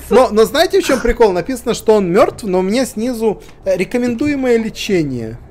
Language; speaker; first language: Russian; non-native, fluent; Ukrainian